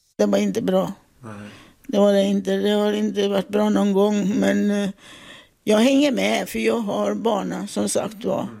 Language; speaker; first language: Swedish; non-native, fluent; Italian